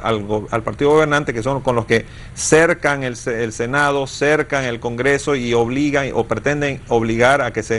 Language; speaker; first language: Spanish; native; Spanish